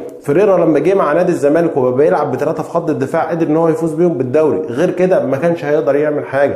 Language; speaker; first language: Arabic; native; Arabic